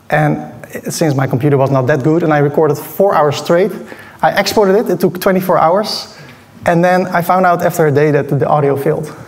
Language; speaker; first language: English; non-native, fluent; Dutch